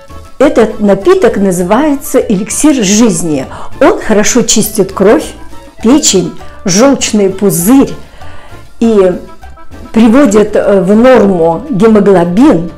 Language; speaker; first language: Russian; native; Russian